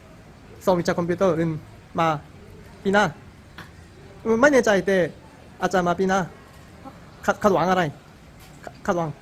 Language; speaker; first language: Thai; non-native, learner; Korean